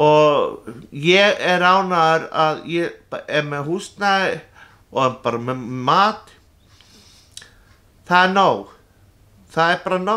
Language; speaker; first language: Icelandic; non-native, fluent; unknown